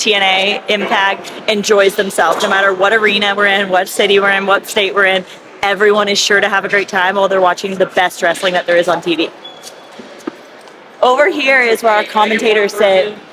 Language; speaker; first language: English; native; English